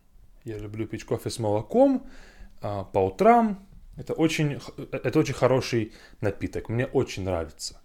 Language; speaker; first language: Russian; non-native, fluent; English